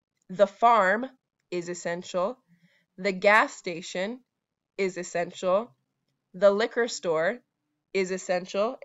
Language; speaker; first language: English; native; English